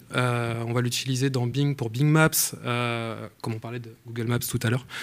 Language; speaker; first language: French; native; French